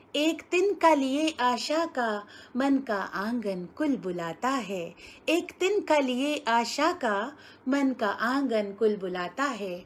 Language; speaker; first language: Hindi; native; Hindi